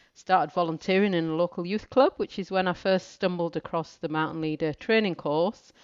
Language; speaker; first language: English; native; English